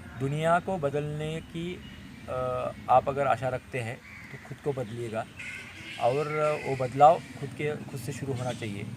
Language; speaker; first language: Hindi; non-native, local second language; Marathi